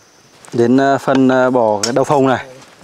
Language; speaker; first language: Vietnamese; native; Vietnamese